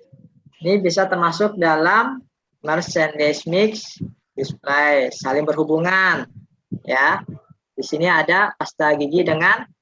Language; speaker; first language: Indonesian; native; Indonesian